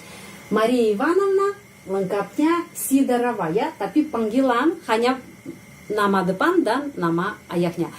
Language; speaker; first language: Indonesian; non-native, fluent; Russian